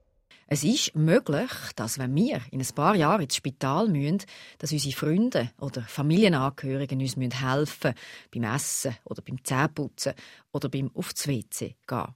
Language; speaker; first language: German; native; German